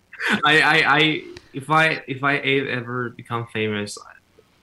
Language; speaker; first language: English; non-native, fluent; Spanish